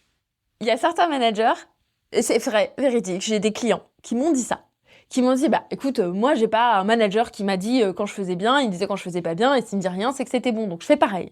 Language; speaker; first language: French; native; French